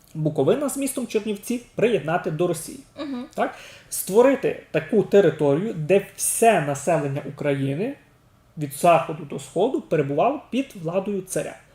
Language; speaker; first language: Ukrainian; native; Ukrainian